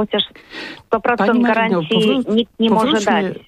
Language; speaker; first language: Polish; non-native, learner; Russian